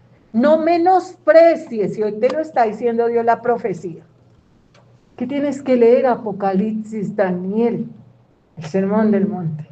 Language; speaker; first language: Spanish; native; Spanish